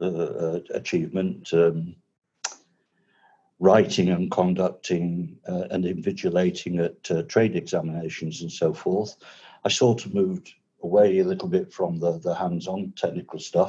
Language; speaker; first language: English; native; English